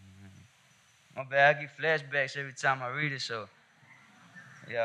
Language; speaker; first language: English; native; English